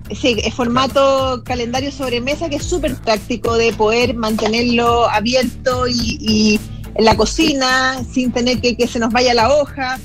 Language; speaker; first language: Spanish; native; Spanish